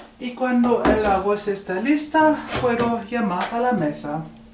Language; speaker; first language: Spanish; non-native, fluent; Swedish